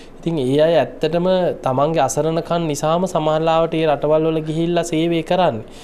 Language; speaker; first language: Sinhala; native; Sinhala